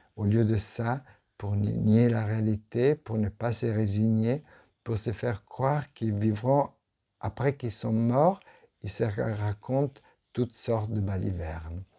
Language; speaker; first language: French; non-native, fluent; Italian